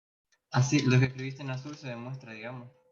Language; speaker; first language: Spanish; native; Spanish